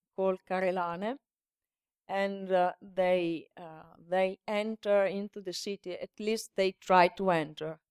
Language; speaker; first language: English; non-native, learner; Italian